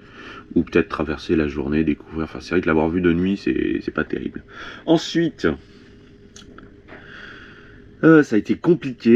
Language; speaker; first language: French; native; French